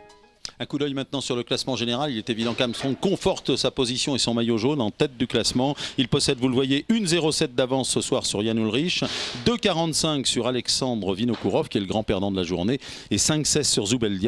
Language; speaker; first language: French; native; French